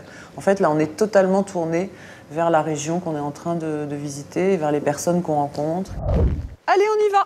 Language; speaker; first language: French; native; French